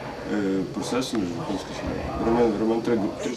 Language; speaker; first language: French; non-native, learner; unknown